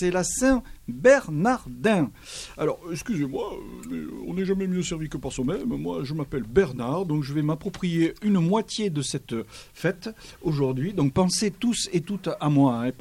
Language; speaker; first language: French; native; French